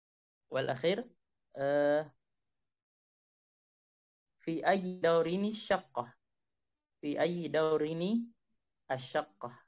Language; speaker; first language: Arabic; non-native, fluent; Indonesian